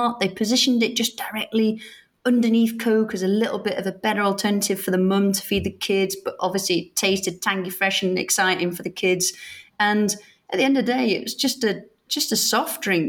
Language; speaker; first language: English; native; English